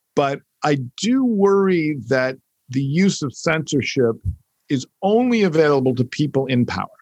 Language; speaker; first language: English; native; English